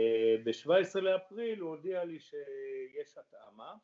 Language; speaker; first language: Hebrew; early bilingual, other home language; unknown